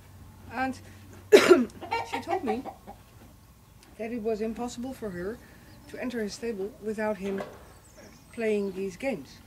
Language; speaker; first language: English; non-native, fluent; Dutch